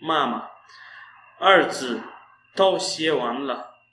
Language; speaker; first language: Chinese; non-native, fluent; Urdu